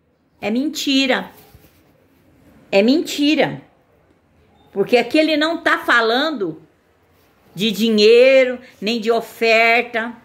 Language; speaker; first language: Portuguese; native; Portuguese